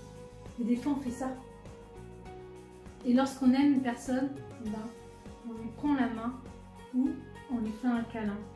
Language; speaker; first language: French; native; French